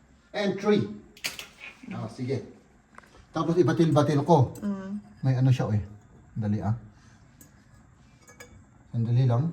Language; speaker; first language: Filipino; native; Filipino